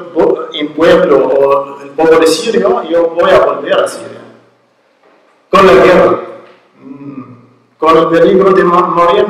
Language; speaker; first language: Spanish; non-native, learner; Arabic